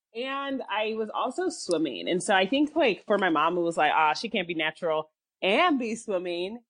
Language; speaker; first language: English; early bilingual, other home language; Yoruba